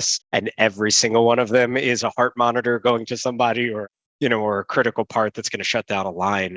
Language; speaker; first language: English; native; English